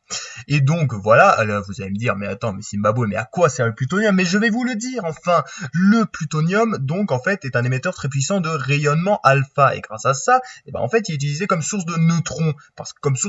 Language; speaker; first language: French; native; French